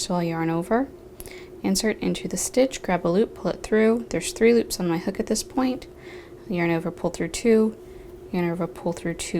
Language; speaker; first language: English; native; English